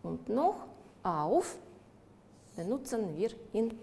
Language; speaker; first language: German; non-native, fluent; Russian